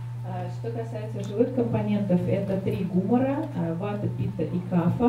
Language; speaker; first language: Russian; native; Russian